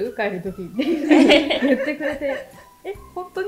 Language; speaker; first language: Japanese; native; Japanese